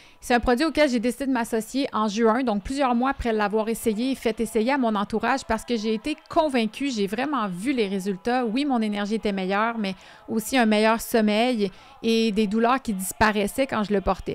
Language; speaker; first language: French; native; French